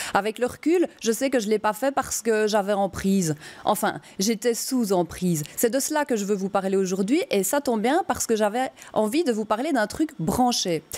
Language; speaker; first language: French; native; French